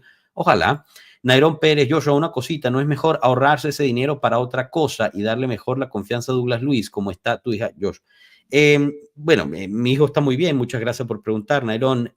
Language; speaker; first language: Spanish; native; Spanish